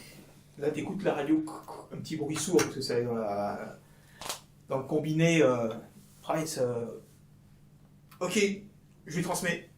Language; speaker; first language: French; native; French